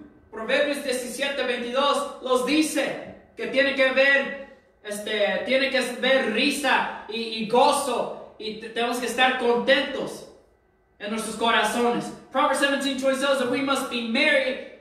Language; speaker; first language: Spanish; early bilingual, heritage; Spanish